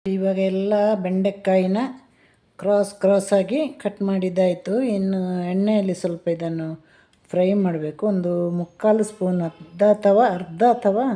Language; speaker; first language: Kannada; non-native, local second language; Malayalam